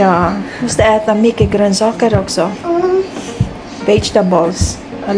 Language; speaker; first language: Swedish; non-native, learner; Filipino